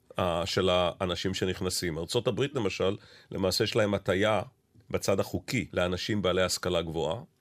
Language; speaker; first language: Hebrew; native; Hebrew